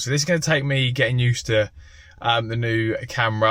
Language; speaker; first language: English; native; English